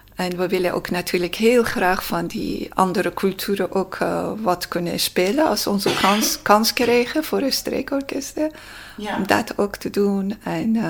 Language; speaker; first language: Dutch; non-native, fluent; Persian